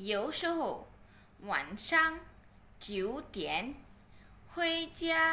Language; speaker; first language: Chinese; non-native, learner; Malay